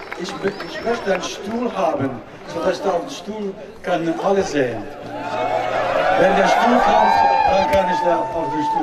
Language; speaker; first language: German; non-native, learner; Italian